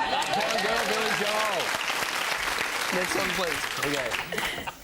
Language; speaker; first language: English; native; English